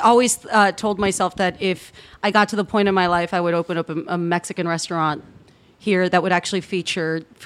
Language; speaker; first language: English; native; English